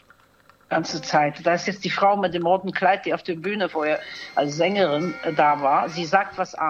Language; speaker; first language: German; native; German